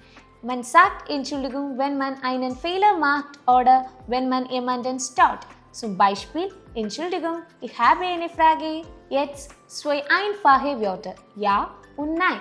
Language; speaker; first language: German; non-native, fluent; Malayalam